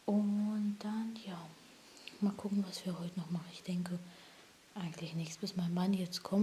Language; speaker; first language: German; native; German